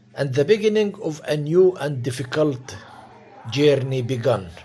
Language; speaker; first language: English; non-native, fluent; Arabic